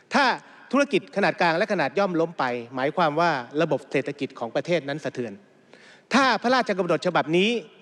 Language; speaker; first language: Thai; native; Thai